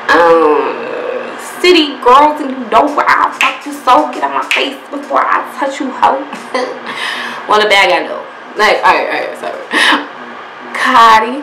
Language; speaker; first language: English; native; English